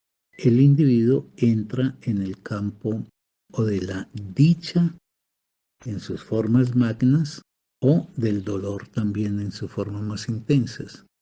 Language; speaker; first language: Spanish; native; Spanish